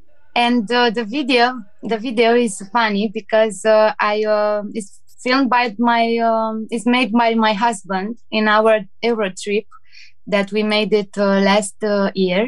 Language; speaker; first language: English; non-native, learner; Romanian